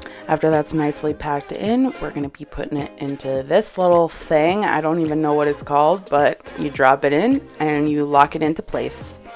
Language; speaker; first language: English; native; English